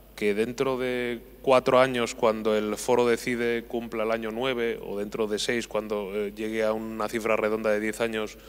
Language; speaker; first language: Spanish; native; Spanish